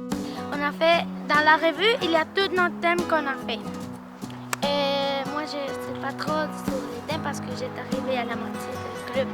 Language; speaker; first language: French; non-native, learner; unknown